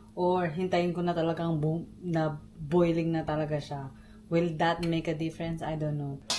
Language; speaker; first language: Filipino; native; Filipino